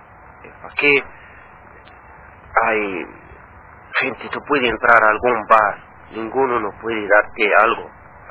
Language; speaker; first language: Spanish; non-native, learner; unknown